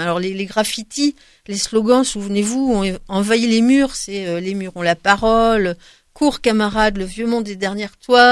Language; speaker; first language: French; native; French